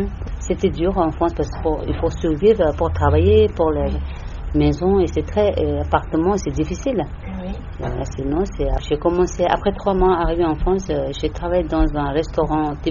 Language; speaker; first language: French; non-native, learner; Tibetan